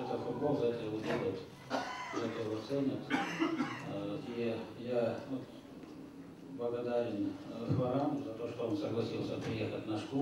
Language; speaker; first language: Russian; native; Russian